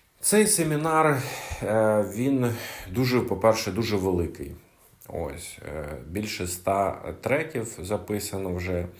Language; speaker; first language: Ukrainian; non-native, local second language; Russian